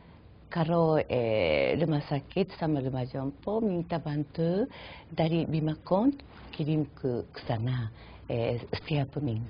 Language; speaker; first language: Indonesian; non-native, fluent; Japanese